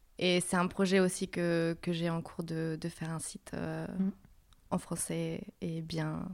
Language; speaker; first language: French; non-native, fluent; Spanish